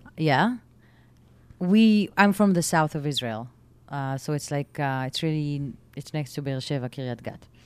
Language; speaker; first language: English; non-native, fluent; Hebrew